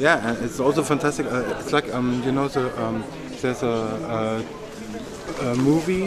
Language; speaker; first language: English; non-native, learner; German